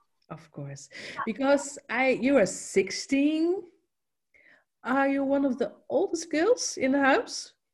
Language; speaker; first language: English; non-native, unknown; Dutch